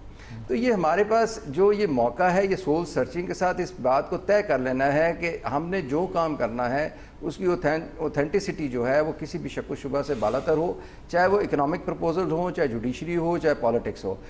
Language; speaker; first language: Urdu; native; Urdu